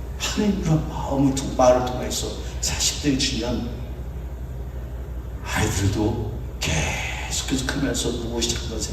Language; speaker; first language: Korean; native; Korean